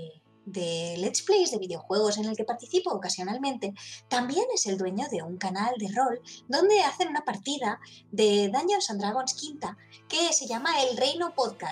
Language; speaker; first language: Spanish; native; Spanish